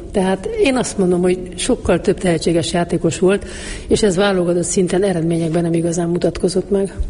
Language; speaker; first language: Hungarian; native; Hungarian